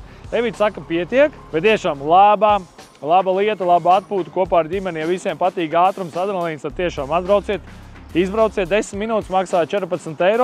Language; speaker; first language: Latvian; native; Latvian